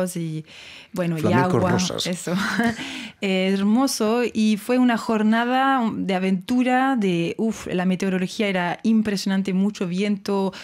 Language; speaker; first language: Spanish; non-native, fluent; French